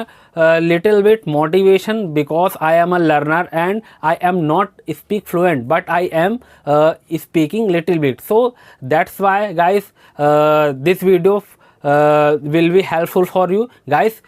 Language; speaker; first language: English; non-native, learner; Hindi